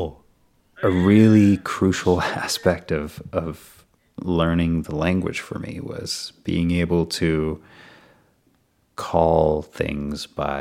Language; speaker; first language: English; non-native, local second language; Urdu